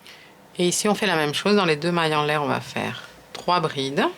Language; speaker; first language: French; native; French